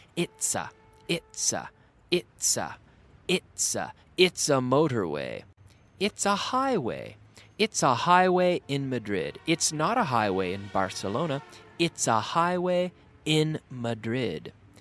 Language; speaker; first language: English; native; English